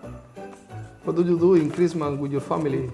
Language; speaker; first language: English; non-native, learner; Spanish